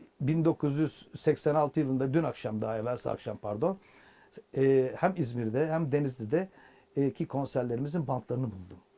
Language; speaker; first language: Turkish; native; Turkish